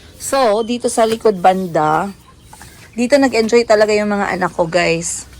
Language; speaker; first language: Filipino; non-native, local second language; Hiligaynon